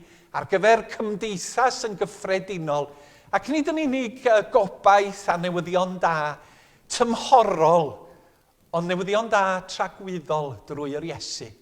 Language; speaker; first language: Welsh; native; Welsh